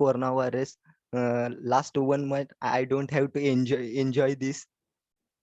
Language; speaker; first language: English; non-native, learner; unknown